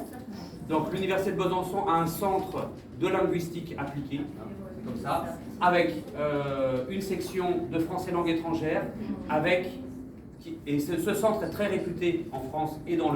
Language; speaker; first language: French; native; French